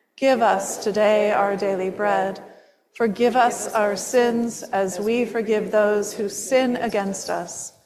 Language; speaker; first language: English; native; English